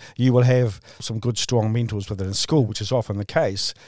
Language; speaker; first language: English; native; English